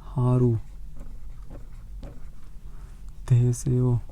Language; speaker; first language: Korean; non-native, fluent; Urdu